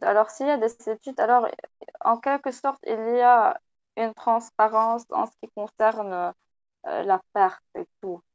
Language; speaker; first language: French; non-native, local second language; Arabic